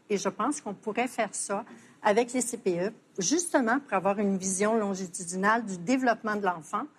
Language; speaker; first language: French; native; French